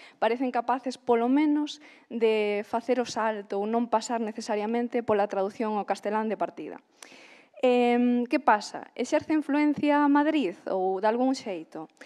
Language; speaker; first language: Galician; native; Galician